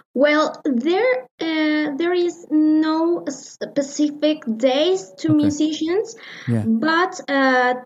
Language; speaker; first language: English; non-native, learner; Spanish